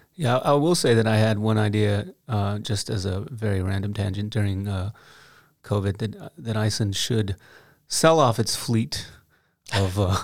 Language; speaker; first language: English; native; English